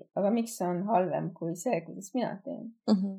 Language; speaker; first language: Estonian; non-native, fluent; Hungarian